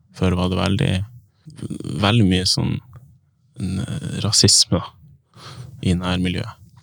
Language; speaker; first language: Norwegian; native; Norwegian